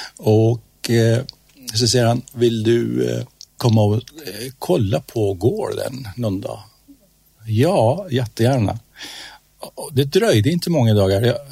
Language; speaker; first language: Swedish; non-native, fluent; Persian